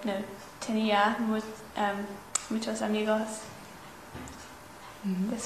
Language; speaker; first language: Spanish; non-native, learner; English